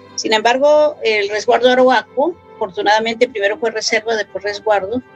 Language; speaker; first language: Spanish; non-native, local second language; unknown